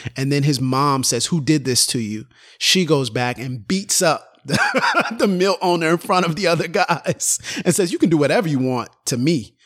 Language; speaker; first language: English; native; English